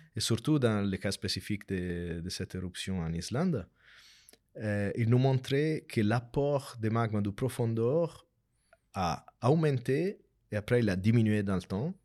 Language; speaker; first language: French; non-native, fluent; Italian